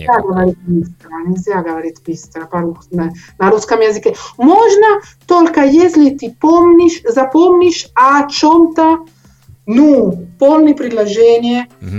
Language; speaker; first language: Russian; non-native, learner; Italian